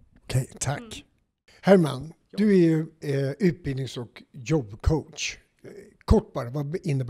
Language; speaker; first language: Swedish; native; Swedish